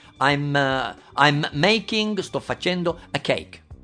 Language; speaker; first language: English; native; English